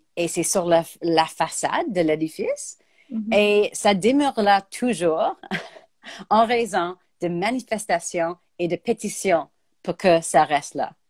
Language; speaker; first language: French; native; French